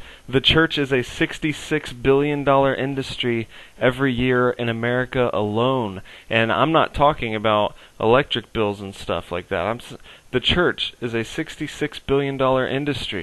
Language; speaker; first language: English; native; English